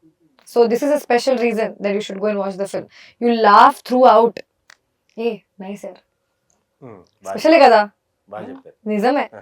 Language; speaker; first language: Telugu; non-native, local second language; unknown